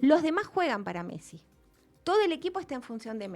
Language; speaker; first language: Spanish; native; Spanish